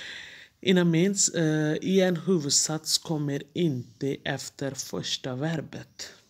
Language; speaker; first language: Swedish; non-native, fluent; Urdu